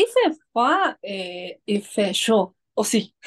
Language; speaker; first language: French; non-native, learner; Spanish